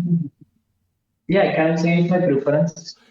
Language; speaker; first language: English; non-native, learner; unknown